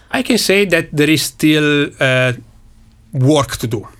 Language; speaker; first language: English; non-native, learner; Italian